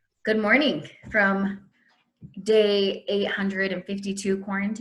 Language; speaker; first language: English; native; English